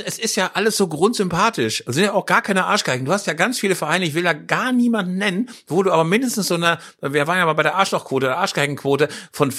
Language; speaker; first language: German; native; German